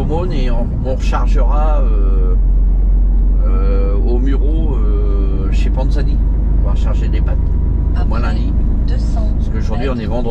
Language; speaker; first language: French; native; French